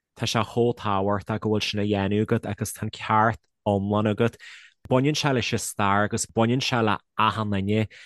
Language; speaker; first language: Irish; native; Irish